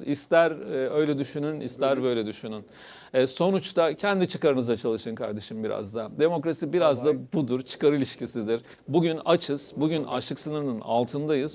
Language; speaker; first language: Turkish; native; Turkish